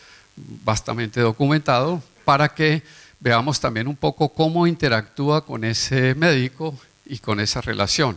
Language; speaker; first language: Spanish; native; Spanish